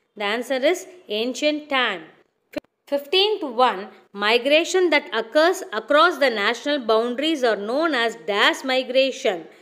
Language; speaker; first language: English; non-native, local second language; Tamil